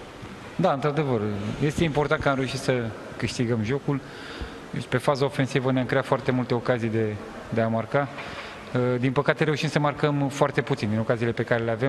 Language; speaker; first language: Romanian; native; Romanian